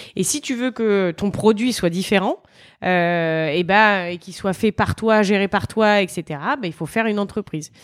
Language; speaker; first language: French; native; French